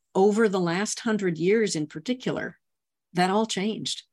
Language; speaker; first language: English; native; English